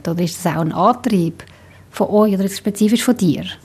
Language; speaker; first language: German; native; German